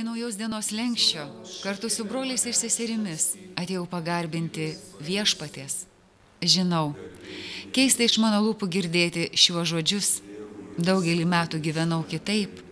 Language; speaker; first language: Lithuanian; native; Lithuanian